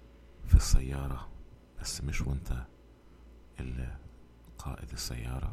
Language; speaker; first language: Arabic; native; Arabic